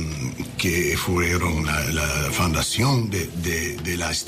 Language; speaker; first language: Spanish; non-native, learner; English